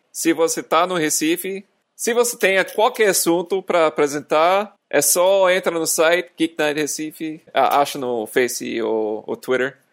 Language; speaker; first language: Portuguese; non-native, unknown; English